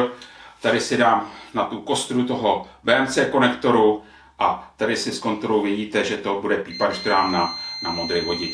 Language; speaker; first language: Czech; native; Czech